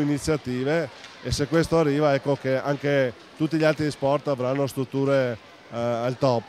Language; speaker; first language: Italian; native; Italian